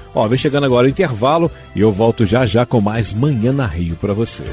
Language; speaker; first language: Portuguese; native; Portuguese